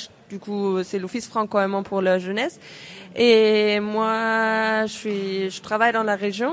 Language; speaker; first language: French; non-native, fluent; German